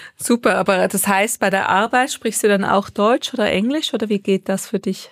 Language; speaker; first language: German; native; German